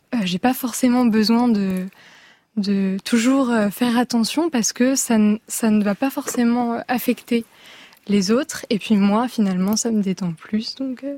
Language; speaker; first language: French; native; French